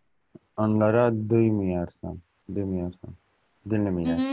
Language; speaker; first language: Turkish; non-native, learner; Arabic